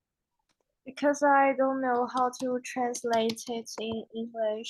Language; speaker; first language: English; non-native, learner; Chinese